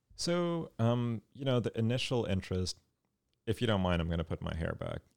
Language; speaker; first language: English; non-native, local second language; Urdu